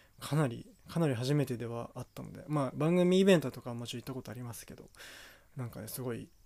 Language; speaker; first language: Japanese; native; Japanese